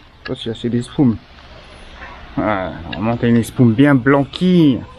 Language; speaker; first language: Portuguese; non-native, fluent; French